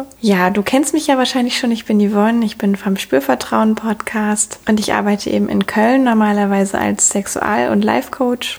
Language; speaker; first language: German; native; German